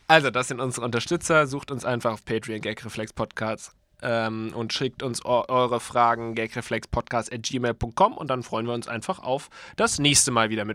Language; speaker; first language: German; native; German